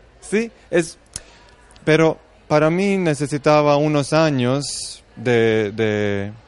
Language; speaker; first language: Spanish; non-native, fluent; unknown